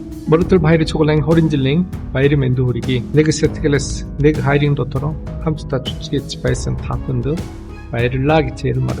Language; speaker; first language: Mongolian; non-native, learner; English